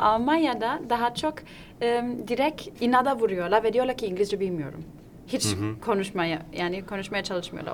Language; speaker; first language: Turkish; non-native, fluent; German